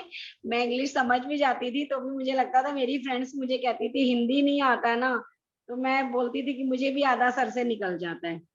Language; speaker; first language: Hindi; native; Hindi